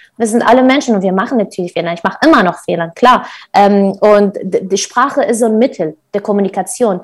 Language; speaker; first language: German; non-native, fluent; Kurdish